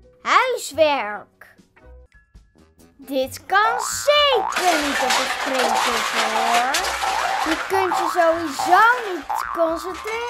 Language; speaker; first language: Dutch; native; Dutch